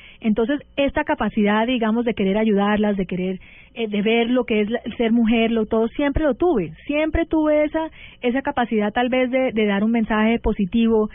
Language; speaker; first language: Spanish; early bilingual, heritage; Spanish